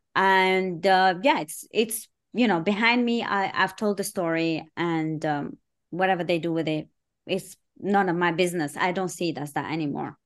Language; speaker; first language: English; early bilingual, other home language; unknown